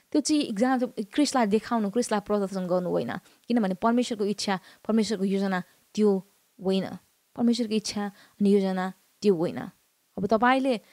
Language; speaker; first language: Nepali; native; Nepali